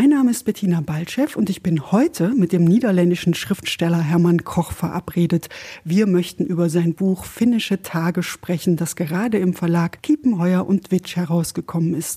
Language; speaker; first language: German; native; German